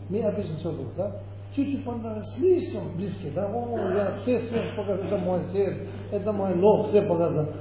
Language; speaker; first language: Russian; non-native, learner; Tibetan